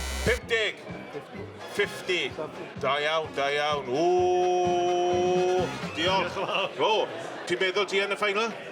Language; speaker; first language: Welsh; non-native, local second language; English